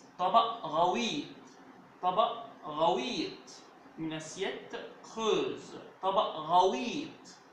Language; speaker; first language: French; non-native, fluent; Arabic